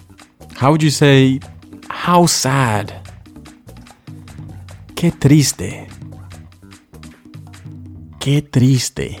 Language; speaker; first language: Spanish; non-native, learner; English